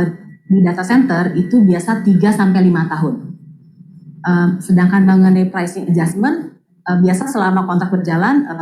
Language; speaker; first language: Indonesian; native; Indonesian